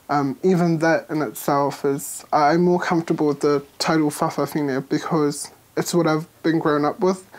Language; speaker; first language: English; native; English